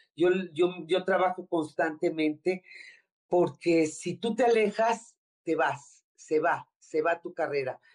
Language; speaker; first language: Spanish; native; Spanish